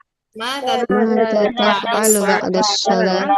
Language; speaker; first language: Arabic; non-native, learner; Indonesian